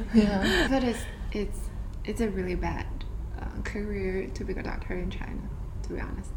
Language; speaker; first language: English; non-native, fluent; Chinese